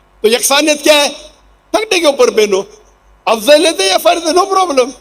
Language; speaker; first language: Urdu; non-native, local second language; Konkani